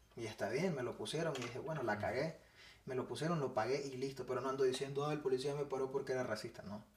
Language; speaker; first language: Spanish; native; Spanish